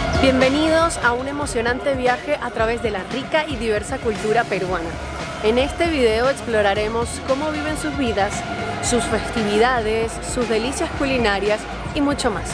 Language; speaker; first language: Spanish; native; Spanish